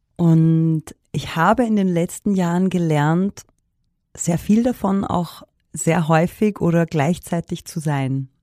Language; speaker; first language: German; native; German